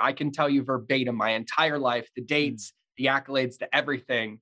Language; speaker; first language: English; native; English